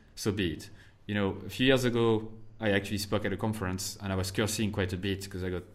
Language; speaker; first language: English; non-native, fluent; French